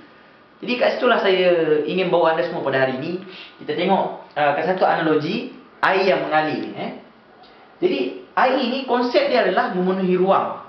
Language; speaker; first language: Malay; native; Malay